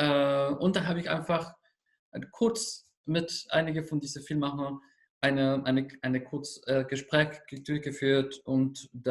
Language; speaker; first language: German; non-native, learner; Spanish